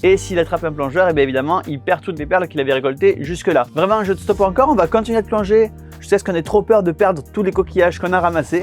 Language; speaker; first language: French; native; French